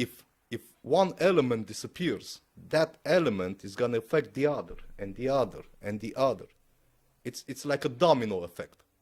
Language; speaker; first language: English; non-native, fluent; Romanian